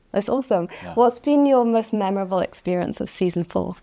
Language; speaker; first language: English; native; English